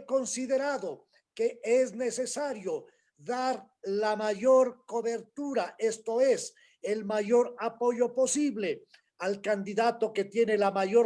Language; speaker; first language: Spanish; native; Spanish